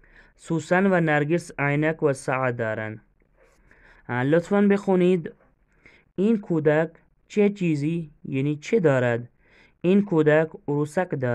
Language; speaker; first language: Persian; non-native, fluent; Urdu